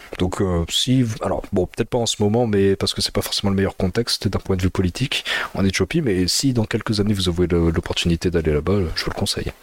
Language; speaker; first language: French; early bilingual, other home language; Amharic